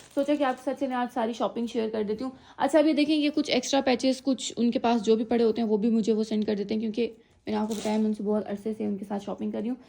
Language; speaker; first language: Urdu; native; Urdu